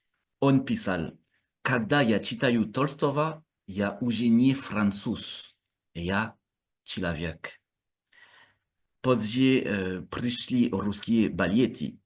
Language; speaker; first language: Russian; non-native, learner; French